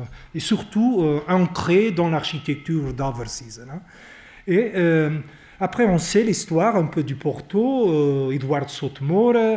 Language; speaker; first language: French; non-native, fluent; Portuguese